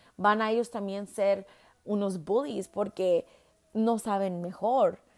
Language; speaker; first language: Spanish; early bilingual, heritage; Spanish